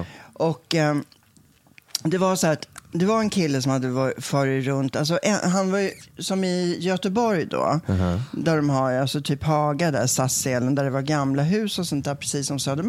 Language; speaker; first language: Swedish; native; Swedish